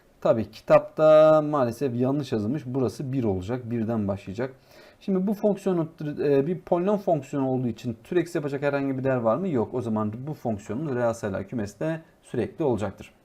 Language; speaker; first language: Turkish; native; Turkish